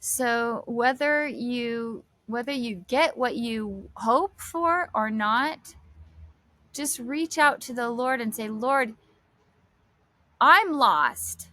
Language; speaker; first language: English; native; English